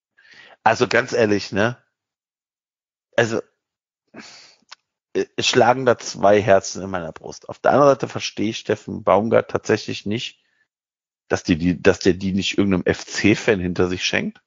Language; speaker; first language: German; native; German